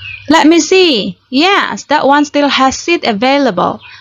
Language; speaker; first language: English; non-native, fluent; Indonesian